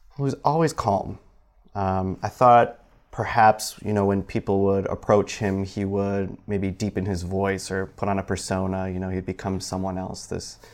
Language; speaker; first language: English; native; English